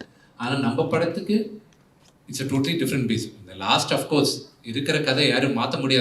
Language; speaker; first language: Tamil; non-native, local second language; Telugu